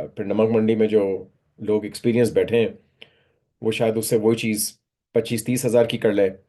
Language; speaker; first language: Urdu; native; Urdu